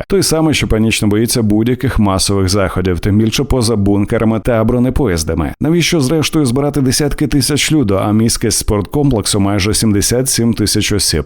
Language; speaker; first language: Ukrainian; native; Ukrainian